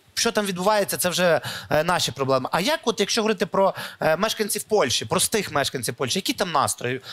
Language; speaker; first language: Ukrainian; native; Ukrainian